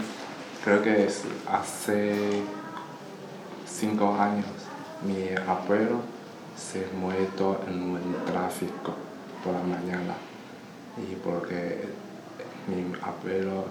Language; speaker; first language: Spanish; non-native, learner; Chinese